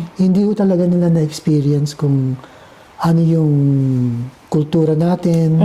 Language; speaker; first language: Filipino; early bilingual, heritage; Filipino